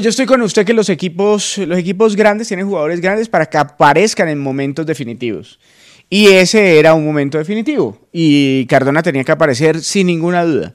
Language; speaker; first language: Spanish; native; Spanish